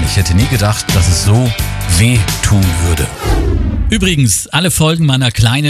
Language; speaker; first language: German; native; German